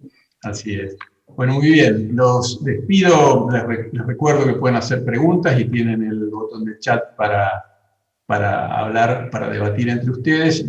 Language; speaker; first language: Spanish; native; Spanish